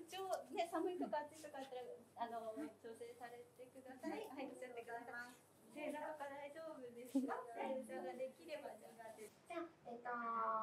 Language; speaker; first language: Japanese; native; Japanese